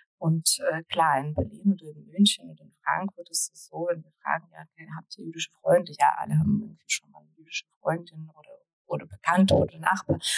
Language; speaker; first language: German; early bilingual, other home language; Russian